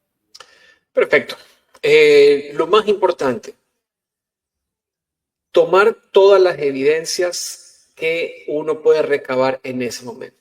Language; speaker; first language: Spanish; native; Spanish